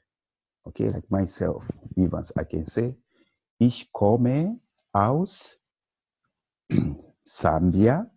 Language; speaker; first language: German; non-native, learner; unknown